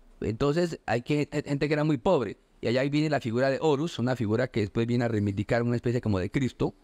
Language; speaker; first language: Spanish; native; Spanish